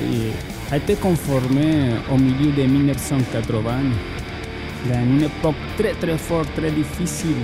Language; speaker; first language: French; non-native, fluent; Spanish